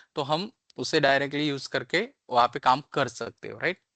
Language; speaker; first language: Hindi; non-native, local second language; Marathi